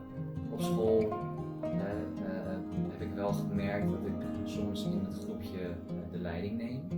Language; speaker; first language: Dutch; early bilingual, other home language; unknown